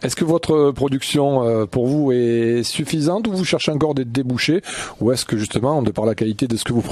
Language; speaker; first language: French; native; French